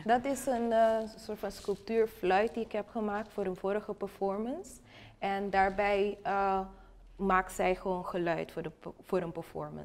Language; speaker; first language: Dutch; non-native, local second language; Papiamento